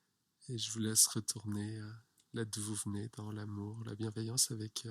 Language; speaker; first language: French; native; French